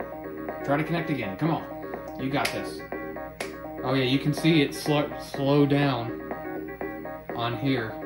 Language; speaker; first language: English; native; English